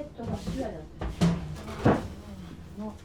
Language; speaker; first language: Japanese; native; Japanese